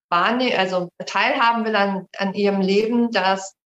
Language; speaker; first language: German; native; German